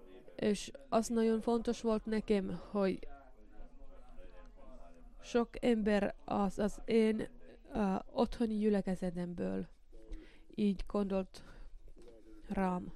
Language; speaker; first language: Hungarian; non-native, learner; Finnish